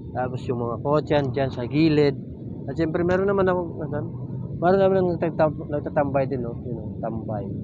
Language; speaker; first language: Filipino; non-native, local second language; Waray